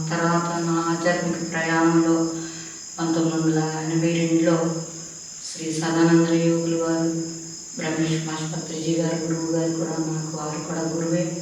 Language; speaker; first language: Telugu; early bilingual, heritage; Telugu